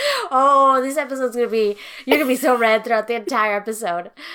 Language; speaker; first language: English; native; English